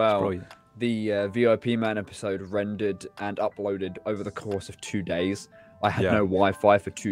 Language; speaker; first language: English; native; English